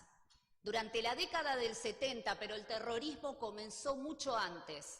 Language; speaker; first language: Spanish; native; Spanish